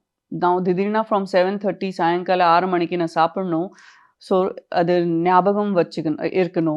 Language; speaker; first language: Tamil; non-native, fluent; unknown